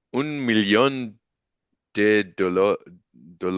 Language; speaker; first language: Spanish; non-native, learner; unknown